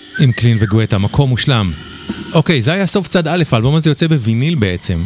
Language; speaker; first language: Hebrew; native; Hebrew